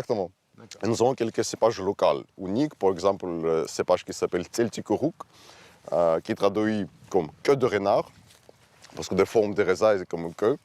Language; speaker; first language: French; non-native, fluent; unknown